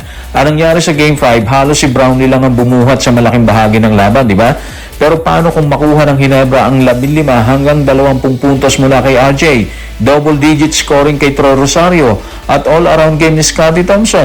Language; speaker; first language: Filipino; native; Filipino